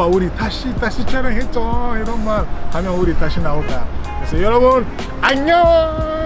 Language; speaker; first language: Korean; non-native, learner; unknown